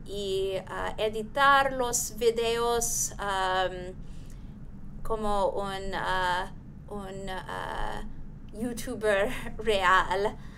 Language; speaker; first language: Spanish; non-native, learner; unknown